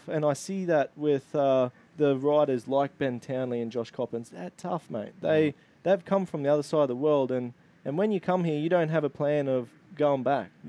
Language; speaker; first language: English; native; English